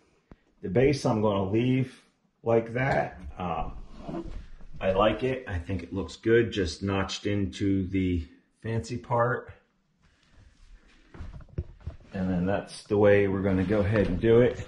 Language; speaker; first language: English; native; English